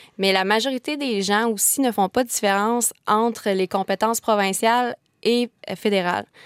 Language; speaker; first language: French; native; French